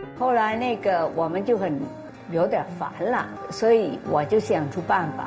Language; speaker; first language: Chinese; early bilingual, other home language; Thai